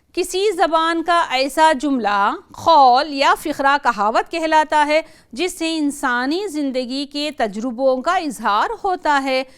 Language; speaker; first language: Urdu; native; Urdu